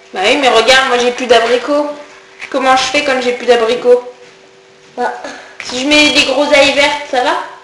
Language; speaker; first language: French; native; French